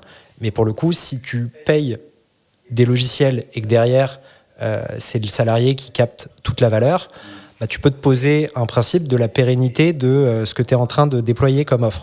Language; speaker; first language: French; native; French